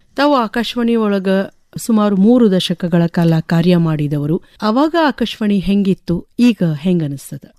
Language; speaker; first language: Kannada; native; Kannada